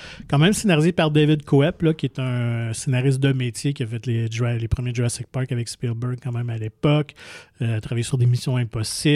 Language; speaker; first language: French; native; French